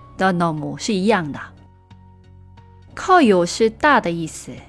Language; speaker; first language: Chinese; non-native, fluent; Korean